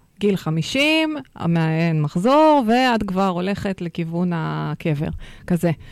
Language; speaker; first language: Hebrew; native; Hebrew